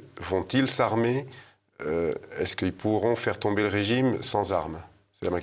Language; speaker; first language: French; native; French